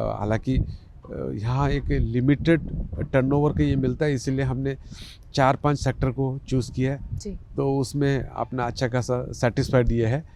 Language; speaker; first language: Hindi; non-native, local second language; Malayalam